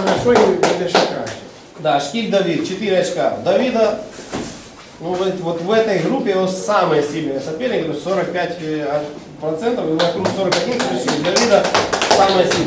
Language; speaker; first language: Russian; non-native, local second language; Ukrainian